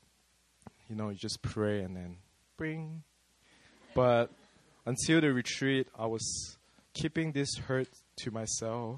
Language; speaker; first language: English; non-native, local second language; Chinese